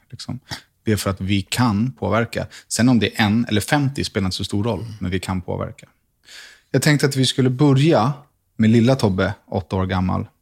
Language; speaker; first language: Swedish; native; Swedish